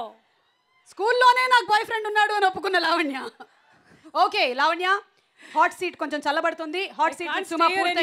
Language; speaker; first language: Telugu; native; Telugu